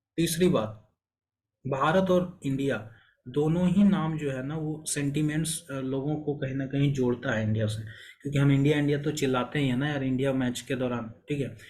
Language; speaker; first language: Hindi; native; Hindi